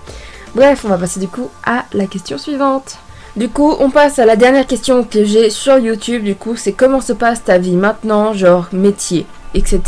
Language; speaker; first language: French; native; French